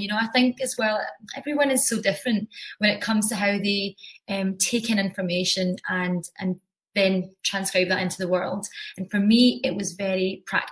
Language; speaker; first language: English; native; English